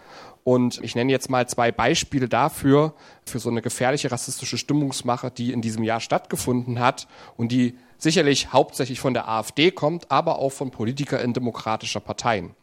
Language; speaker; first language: German; native; German